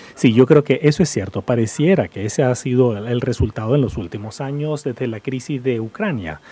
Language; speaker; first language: Spanish; non-native, fluent; English